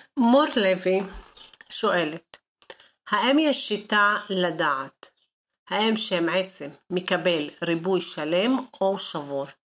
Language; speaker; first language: Hebrew; non-native, local second language; Arabic